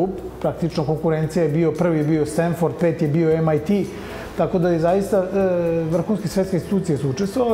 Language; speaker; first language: Serbian; native; Serbian